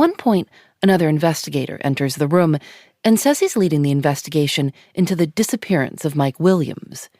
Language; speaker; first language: English; native; English